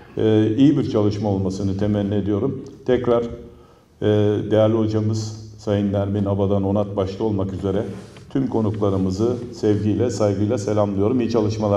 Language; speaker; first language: Turkish; native; Turkish